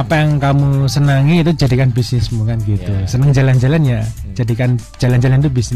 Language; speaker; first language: Indonesian; native; Indonesian